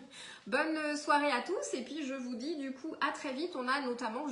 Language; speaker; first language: French; native; French